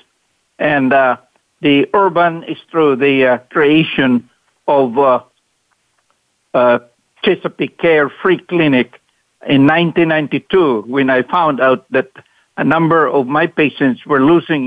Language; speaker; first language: English; non-native, local second language; Cebuano